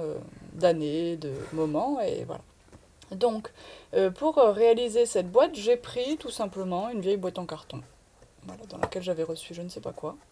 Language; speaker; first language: French; native; French